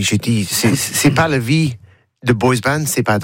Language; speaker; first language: French; non-native, learner; English